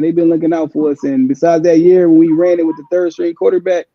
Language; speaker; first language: English; native; English